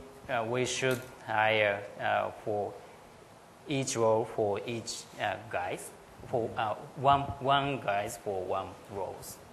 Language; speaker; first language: English; non-native, learner; Japanese